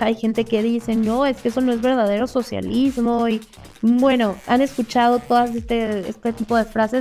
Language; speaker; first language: Spanish; native; Spanish